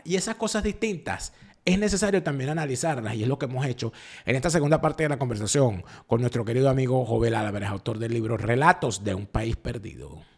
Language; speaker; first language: Spanish; native; Spanish